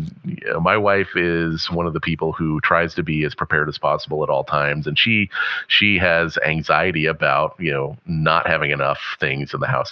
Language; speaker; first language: English; native; English